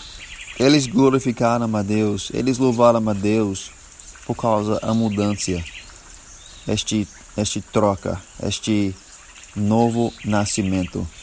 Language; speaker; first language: Portuguese; non-native, learner; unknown